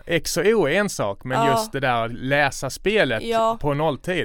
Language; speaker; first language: Swedish; native; Swedish